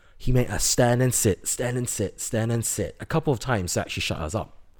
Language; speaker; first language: English; native; English